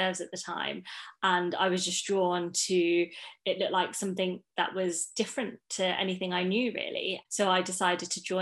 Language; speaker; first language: English; native; English